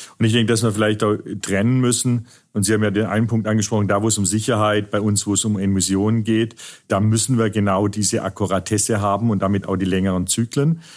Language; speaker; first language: German; native; German